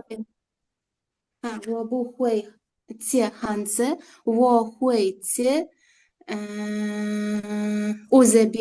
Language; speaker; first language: Chinese; non-native, learner; Uzbek